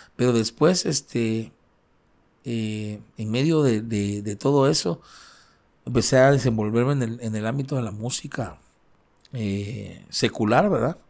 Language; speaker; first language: Spanish; native; Spanish